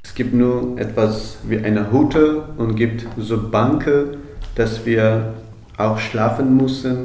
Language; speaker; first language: German; non-native, fluent; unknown